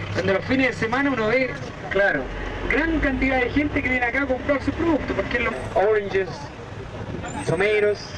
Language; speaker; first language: Spanish; native; Spanish